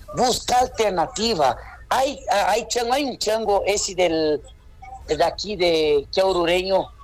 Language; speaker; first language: Spanish; non-native, fluent; Portuguese